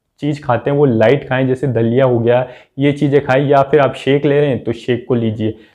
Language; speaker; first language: Hindi; native; Hindi